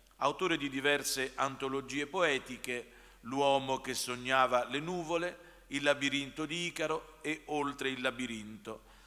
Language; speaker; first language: Italian; native; Italian